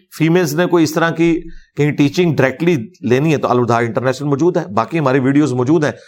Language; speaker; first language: Urdu; non-native, local second language; Punjabi